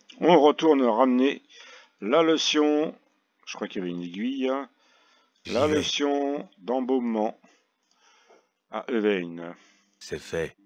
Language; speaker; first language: French; native; French